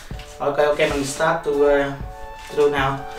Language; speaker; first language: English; non-native, learner; Vietnamese